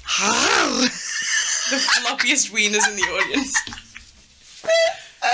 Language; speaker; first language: English; native; English